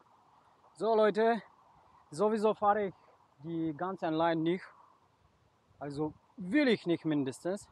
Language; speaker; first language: German; non-native, learner; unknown